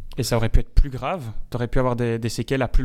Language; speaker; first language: French; native; French